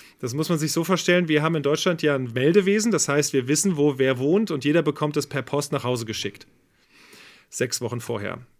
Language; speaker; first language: German; native; German